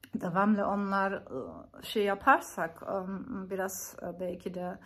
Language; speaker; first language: Turkish; non-native, fluent; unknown